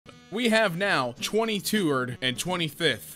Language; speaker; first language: English; native; English